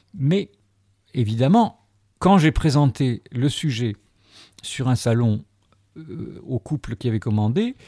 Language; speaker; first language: French; native; French